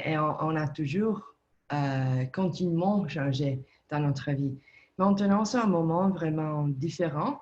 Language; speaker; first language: French; non-native, learner; Italian